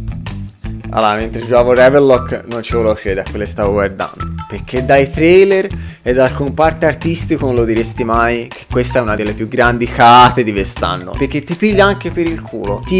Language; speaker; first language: Italian; native; Italian